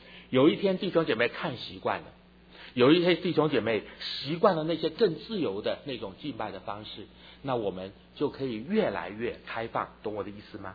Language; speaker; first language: Chinese; native; Chinese